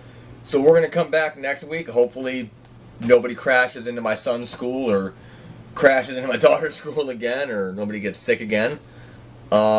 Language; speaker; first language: English; native; English